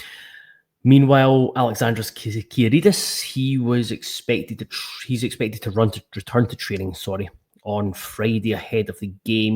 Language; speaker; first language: English; native; English